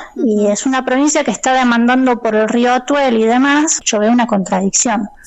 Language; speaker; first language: Spanish; native; Spanish